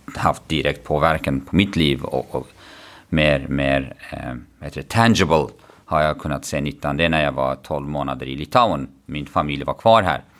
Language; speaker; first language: Swedish; non-native, fluent; Arabic